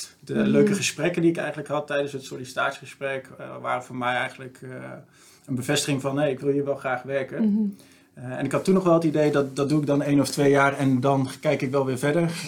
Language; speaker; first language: Dutch; native; Dutch